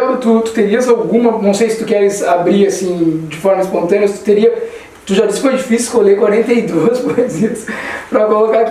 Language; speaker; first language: Portuguese; native; Portuguese